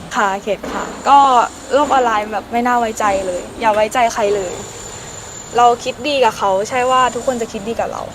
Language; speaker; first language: Thai; native; Thai